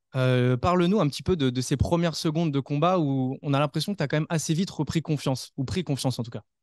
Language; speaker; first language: French; native; French